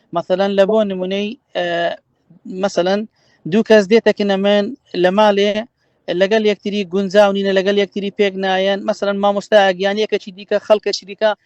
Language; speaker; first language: Central Kurdish; native; Central Kurdish